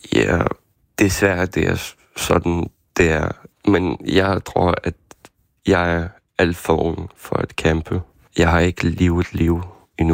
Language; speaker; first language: Danish; non-native, fluent; Ukrainian